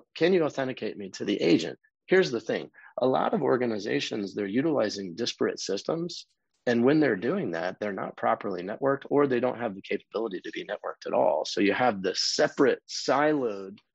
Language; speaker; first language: English; native; English